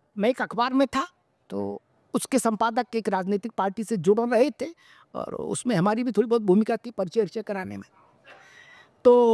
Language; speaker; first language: Hindi; native; Hindi